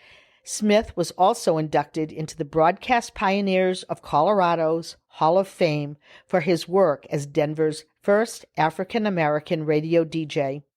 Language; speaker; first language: English; native; English